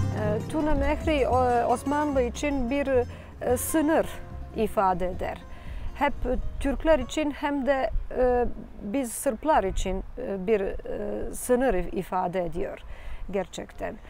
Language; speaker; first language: Turkish; non-native, fluent; Serbian